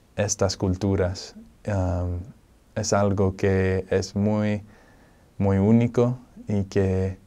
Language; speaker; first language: Spanish; non-native, fluent; English